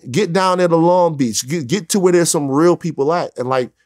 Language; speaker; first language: English; native; English